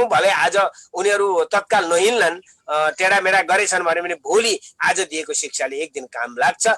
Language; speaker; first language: Nepali; native; Nepali